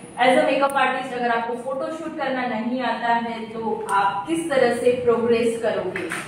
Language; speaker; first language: Hindi; non-native, local second language; Gujarati